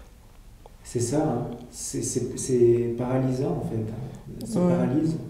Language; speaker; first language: French; native; French